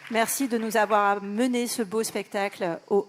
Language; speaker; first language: French; native; French